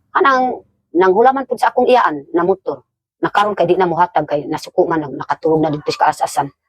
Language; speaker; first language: Cebuano; non-native, local second language; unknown